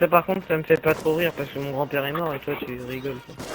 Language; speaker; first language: French; native; French